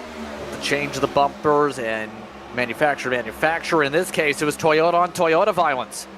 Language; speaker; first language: English; native; English